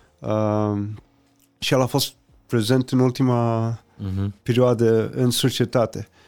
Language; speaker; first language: Romanian; non-native, fluent; English